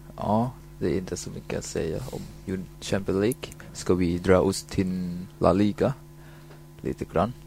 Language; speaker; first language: Swedish; non-native, fluent; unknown